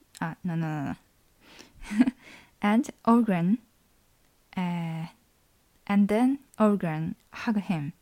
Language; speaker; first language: English; non-native, learner; Japanese